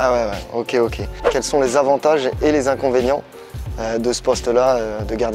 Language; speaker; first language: French; native; French